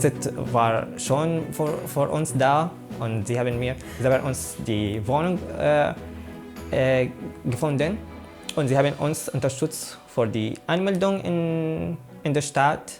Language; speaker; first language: German; non-native, learner; Arabic